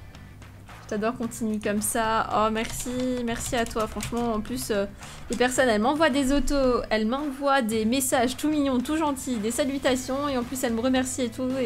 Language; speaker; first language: French; native; French